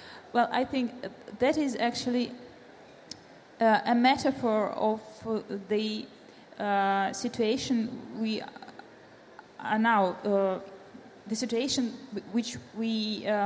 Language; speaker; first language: English; non-native, fluent; Russian